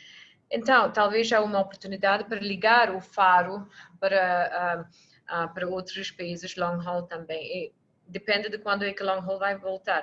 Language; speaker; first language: Portuguese; non-native, fluent; English